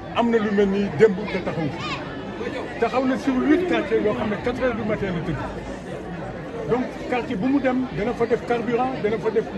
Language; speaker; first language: Wolof; native; Wolof